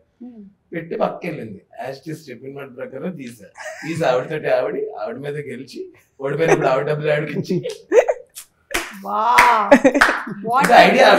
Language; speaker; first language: Telugu; native; Telugu